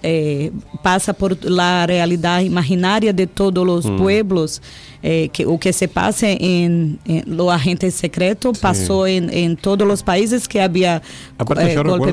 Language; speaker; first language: Spanish; non-native, learner; Portuguese